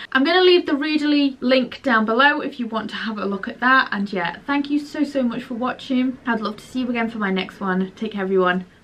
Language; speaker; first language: English; native; English